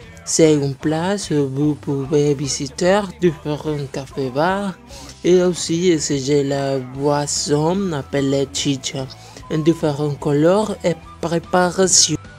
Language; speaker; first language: French; non-native, learner; Spanish